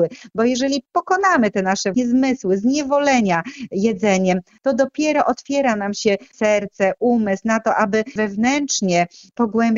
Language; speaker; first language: Polish; native; Polish